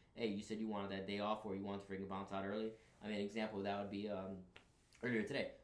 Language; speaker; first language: English; native; English